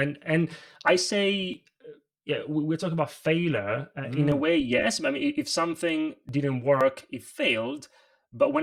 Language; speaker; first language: English; non-native, fluent; Italian